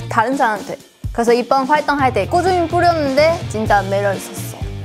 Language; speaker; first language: Korean; non-native, learner; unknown